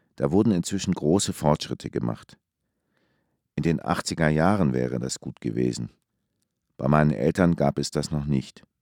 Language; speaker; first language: German; early bilingual, other home language; Turkish